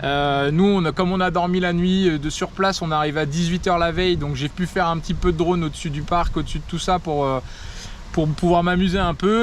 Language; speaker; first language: French; native; French